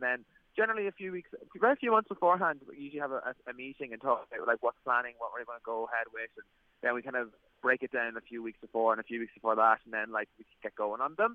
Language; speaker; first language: English; native; English